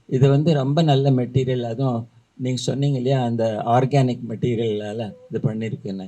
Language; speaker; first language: Tamil; native; Tamil